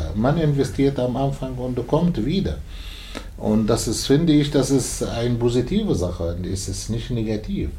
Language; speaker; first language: German; non-native, learner; Arabic